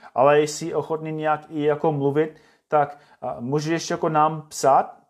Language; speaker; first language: Czech; non-native, fluent; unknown